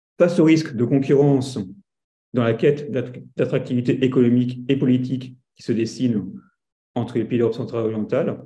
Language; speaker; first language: French; native; French